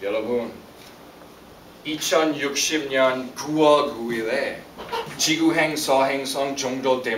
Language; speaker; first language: Korean; non-native, fluent; English